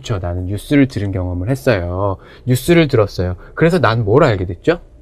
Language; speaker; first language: Korean; native; Korean